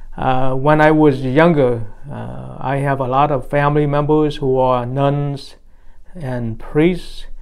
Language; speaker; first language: English; non-native, fluent; Vietnamese